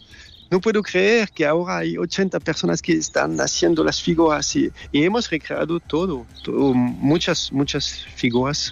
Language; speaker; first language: Spanish; non-native, fluent; French